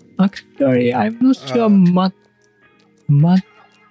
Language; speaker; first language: English; non-native, learner; Japanese